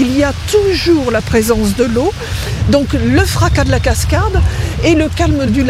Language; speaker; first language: French; native; French